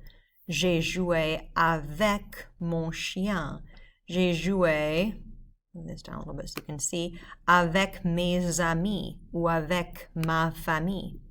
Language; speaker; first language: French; non-native, fluent; English